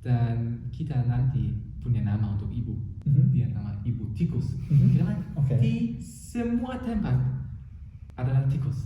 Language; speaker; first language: Indonesian; non-native, fluent; German